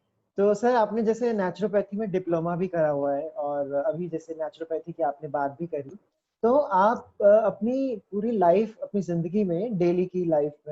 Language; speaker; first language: Hindi; native; Hindi